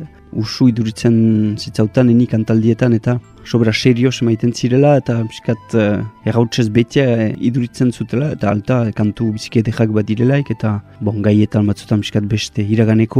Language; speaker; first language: Basque; native; Basque